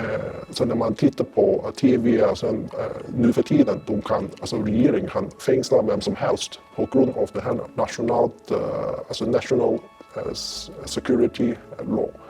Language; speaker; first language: Swedish; non-native, fluent; Cantonese